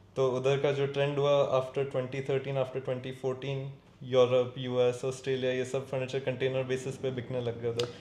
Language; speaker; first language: Hindi; early bilingual, heritage; Hindi